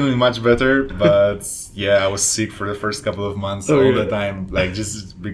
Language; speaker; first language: English; non-native, fluent; Polish